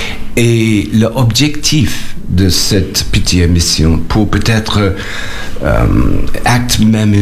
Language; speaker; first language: French; non-native, learner; English